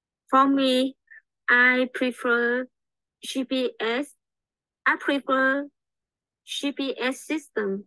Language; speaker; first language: English; non-native, learner; Vietnamese